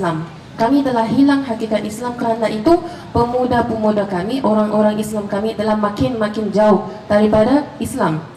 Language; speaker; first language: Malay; non-native, fluent; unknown